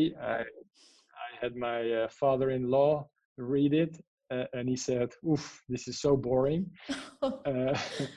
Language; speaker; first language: English; non-native, fluent; Dutch